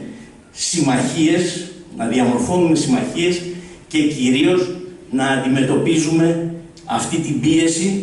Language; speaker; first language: Greek; native; Greek